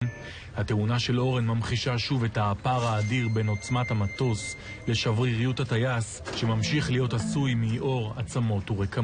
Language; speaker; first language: Hebrew; native; Hebrew